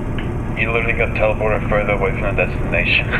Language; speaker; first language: English; native; English